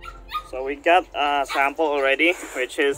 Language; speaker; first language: English; non-native, local second language; Filipino